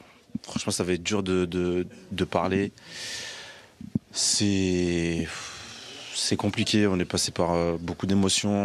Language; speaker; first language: French; native; French